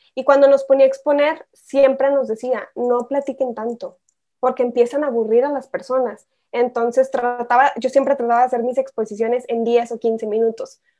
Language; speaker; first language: Spanish; native; Spanish